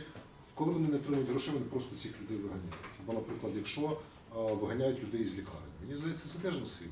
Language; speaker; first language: Ukrainian; native; Ukrainian